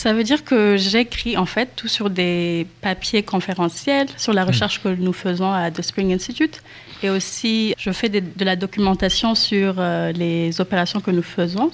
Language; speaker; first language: French; non-native, local second language; Kinyarwanda